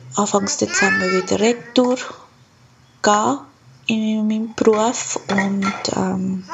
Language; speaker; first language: German; non-native, fluent; Spanish